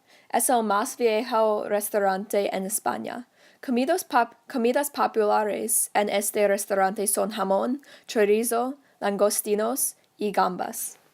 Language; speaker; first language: Spanish; non-native, learner; English